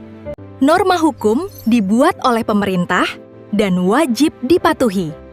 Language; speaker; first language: Indonesian; native; Indonesian